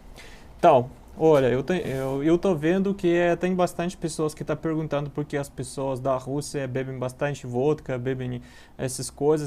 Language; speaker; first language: Portuguese; non-native, learner; Russian